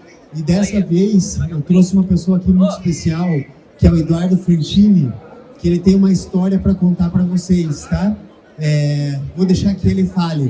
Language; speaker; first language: Portuguese; native; Portuguese